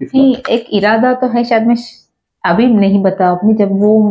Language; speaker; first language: Hindi; non-native, fluent; Sinhala